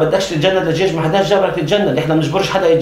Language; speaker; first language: Arabic; native; Arabic